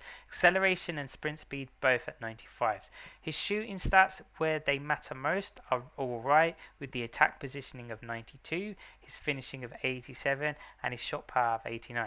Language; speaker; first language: English; native; English